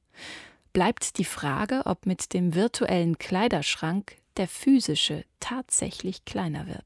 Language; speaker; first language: German; native; German